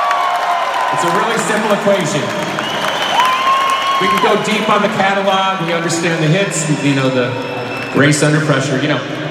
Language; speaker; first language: English; native; English